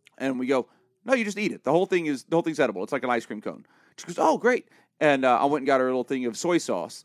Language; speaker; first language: English; native; English